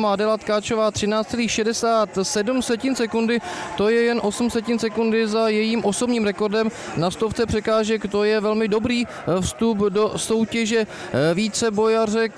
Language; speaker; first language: Czech; native; Czech